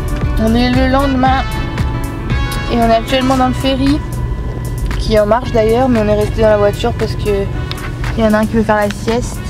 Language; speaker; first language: French; native; French